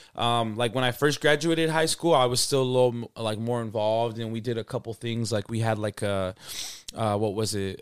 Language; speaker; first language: English; native; English